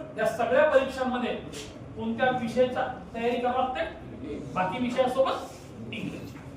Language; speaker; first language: Marathi; native; Marathi